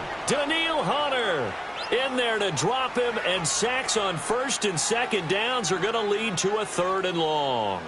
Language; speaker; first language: English; native; English